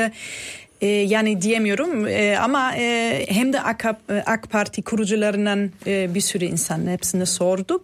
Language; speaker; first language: Turkish; non-native, fluent; German